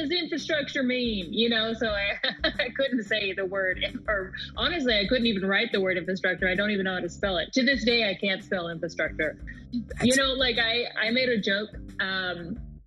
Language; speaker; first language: English; native; English